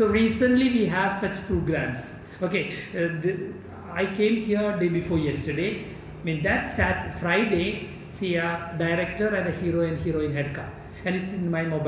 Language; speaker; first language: English; non-native, local second language; Malayalam